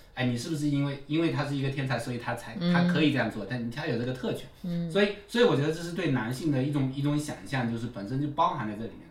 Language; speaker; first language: Chinese; native; Chinese